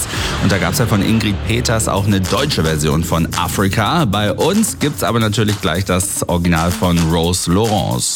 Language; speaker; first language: German; native; German